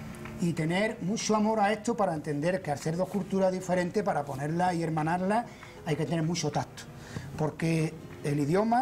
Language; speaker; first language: Spanish; native; Spanish